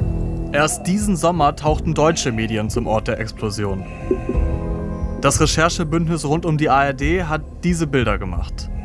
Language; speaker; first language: German; native; German